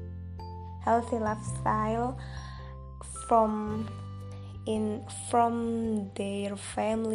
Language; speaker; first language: English; non-native, local second language; Indonesian